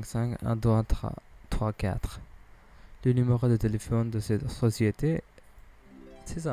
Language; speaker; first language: French; non-native, learner; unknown